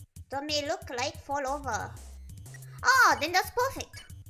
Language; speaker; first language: English; non-native, learner; Japanese